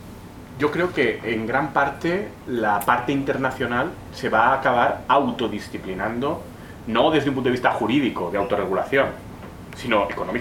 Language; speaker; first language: Spanish; native; Spanish